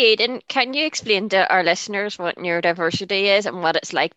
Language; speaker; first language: English; native; English